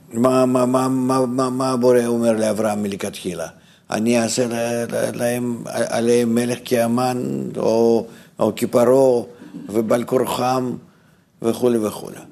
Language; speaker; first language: Hebrew; non-native, fluent; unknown